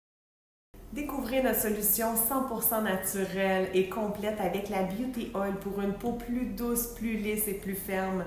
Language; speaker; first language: French; native; French